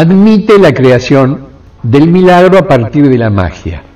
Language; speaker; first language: Spanish; native; Spanish